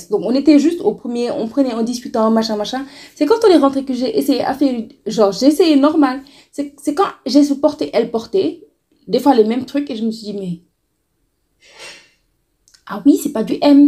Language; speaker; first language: French; non-native, local second language; Wolof